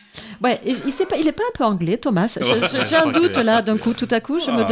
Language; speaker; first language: French; native; French